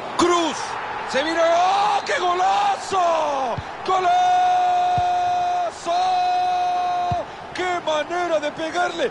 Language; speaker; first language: Spanish; native; Spanish